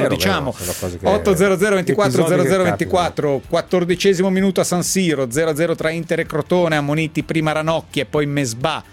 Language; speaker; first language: Italian; native; Italian